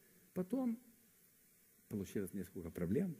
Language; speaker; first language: Russian; non-native, fluent; Swedish